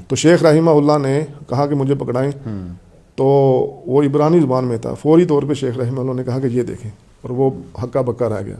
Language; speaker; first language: Urdu; non-native, local second language; Punjabi